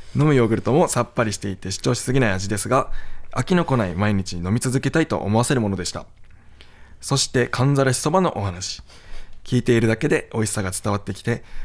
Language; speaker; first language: Japanese; native; Japanese